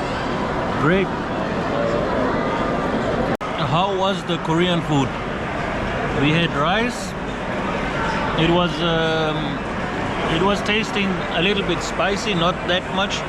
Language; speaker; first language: English; non-native, fluent; Pashto